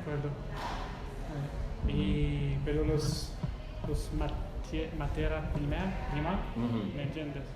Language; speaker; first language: Spanish; non-native, learner; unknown